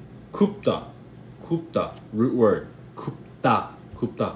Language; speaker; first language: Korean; non-native, learner; English